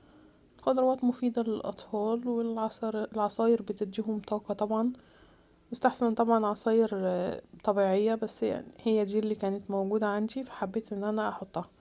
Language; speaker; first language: Arabic; native; Arabic